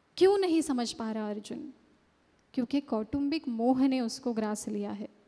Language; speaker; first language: Hindi; non-native, local second language; Marathi